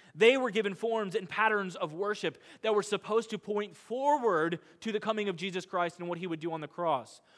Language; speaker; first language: English; native; English